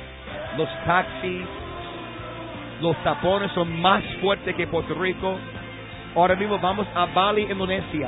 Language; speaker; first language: Spanish; non-native, fluent; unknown